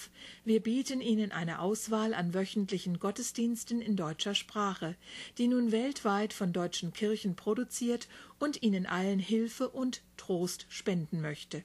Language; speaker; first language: German; native; German